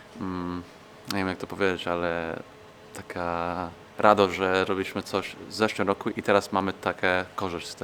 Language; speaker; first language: Polish; non-native, fluent; English